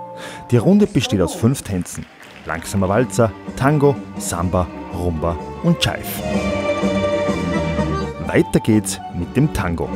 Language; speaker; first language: German; native; German